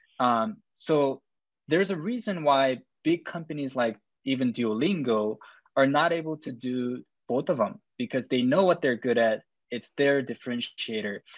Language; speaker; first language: English; non-native, fluent; Korean